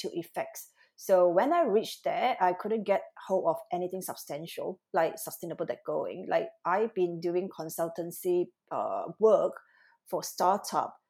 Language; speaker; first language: English; non-native, local second language; Cantonese